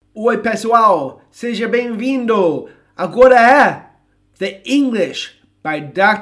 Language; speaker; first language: Portuguese; non-native, fluent; English